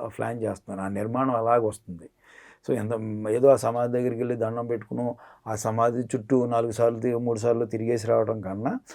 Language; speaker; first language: Telugu; native; Telugu